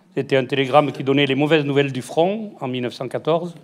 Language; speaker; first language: French; native; French